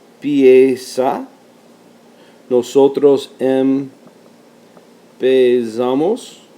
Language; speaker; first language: Spanish; non-native, fluent; English